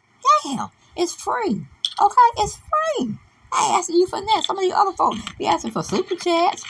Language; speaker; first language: English; native; English